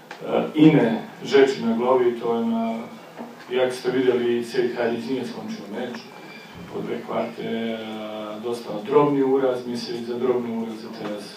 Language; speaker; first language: Polish; non-native, fluent; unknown